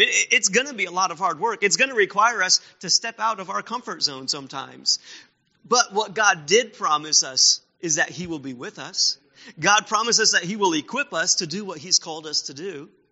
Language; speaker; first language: English; native; English